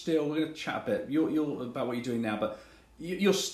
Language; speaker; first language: English; native; English